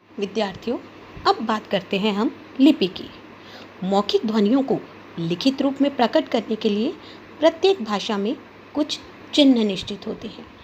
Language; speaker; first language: Hindi; native; Hindi